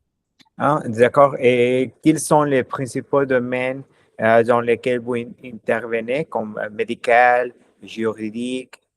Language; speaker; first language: French; non-native, learner; German